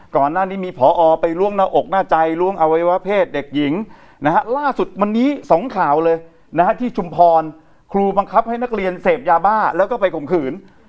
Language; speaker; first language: Thai; native; Thai